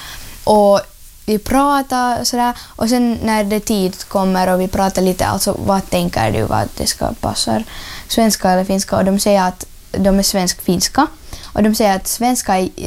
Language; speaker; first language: Swedish; early bilingual, other home language; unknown